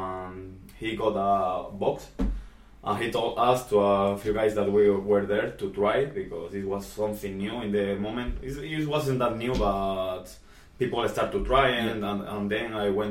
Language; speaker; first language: English; non-native, fluent; Spanish